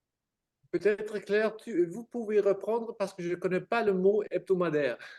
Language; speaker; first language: French; non-native, fluent; German